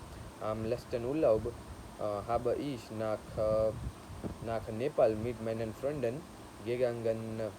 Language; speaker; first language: German; non-native, learner; Gujarati